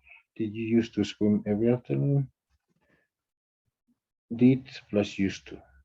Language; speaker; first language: English; non-native, fluent; Spanish